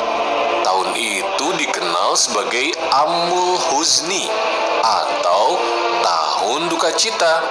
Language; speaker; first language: Indonesian; native; Indonesian